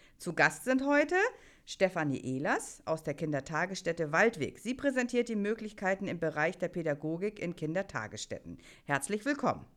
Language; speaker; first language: German; native; German